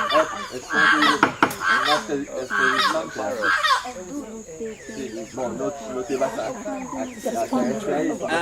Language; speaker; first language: Spanish; non-native, learner; French